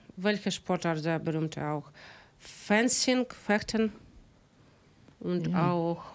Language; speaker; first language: German; non-native, learner; Ukrainian